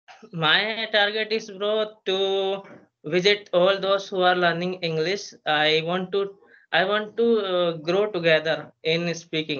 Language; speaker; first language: English; non-native, learner; Hindi